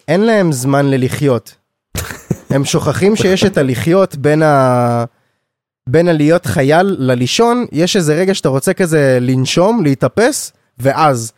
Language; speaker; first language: Hebrew; native; Hebrew